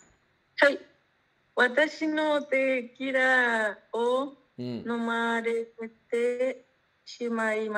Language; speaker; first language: Japanese; non-native, learner; Spanish